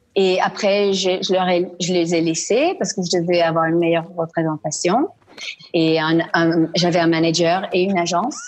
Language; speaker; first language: French; native; French